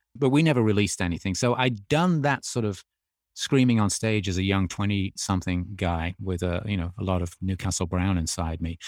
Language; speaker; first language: English; native; English